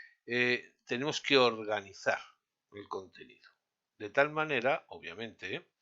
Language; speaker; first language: Spanish; native; Spanish